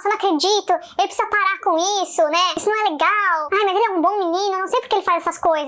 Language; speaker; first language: Portuguese; native; Portuguese